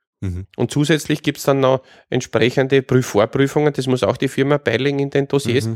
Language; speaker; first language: German; native; German